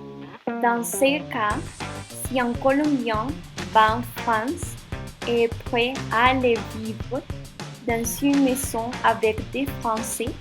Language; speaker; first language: French; non-native, learner; Spanish